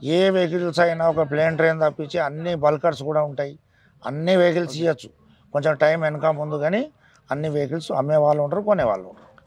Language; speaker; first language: Telugu; non-native, local second language; Urdu